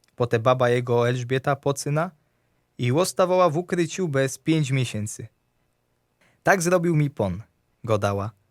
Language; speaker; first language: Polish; native; Polish